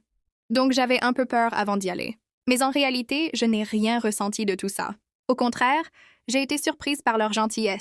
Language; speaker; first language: French; non-native, fluent; Korean